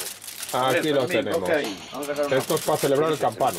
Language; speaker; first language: Spanish; native; Spanish